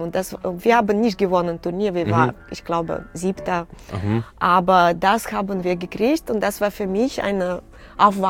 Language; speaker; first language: German; non-native, learner; Russian